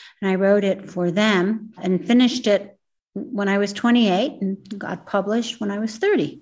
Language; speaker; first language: English; early bilingual, other home language; Spanish